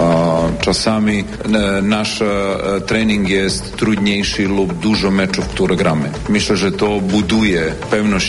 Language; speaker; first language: Polish; non-native, fluent; Serbian